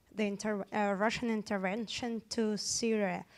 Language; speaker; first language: English; non-native, fluent; Turkmen